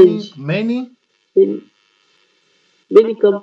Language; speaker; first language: English; non-native, learner; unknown